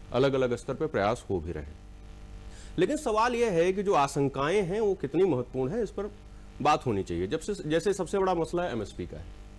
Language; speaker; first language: Hindi; native; Hindi